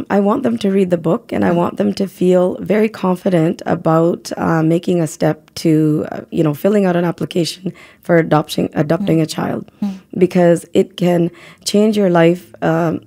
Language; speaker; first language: English; native; English